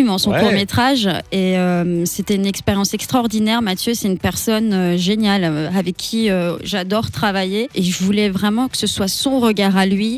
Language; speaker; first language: French; native; French